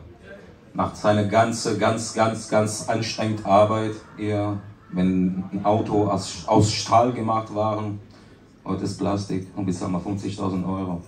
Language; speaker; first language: German; non-native, fluent; Italian